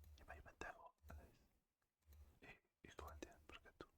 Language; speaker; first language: Basque; non-native, learner; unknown